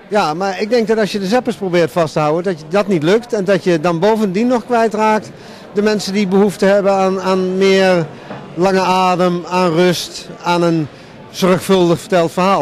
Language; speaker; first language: Dutch; native; Dutch